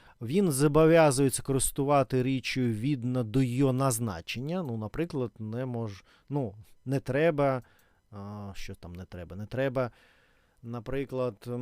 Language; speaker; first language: Ukrainian; non-native, learner; Russian